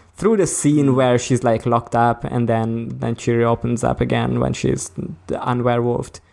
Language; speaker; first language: English; early bilingual, other home language; Hungarian